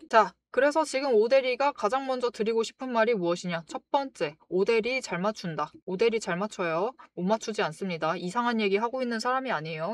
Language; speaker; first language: Korean; native; Korean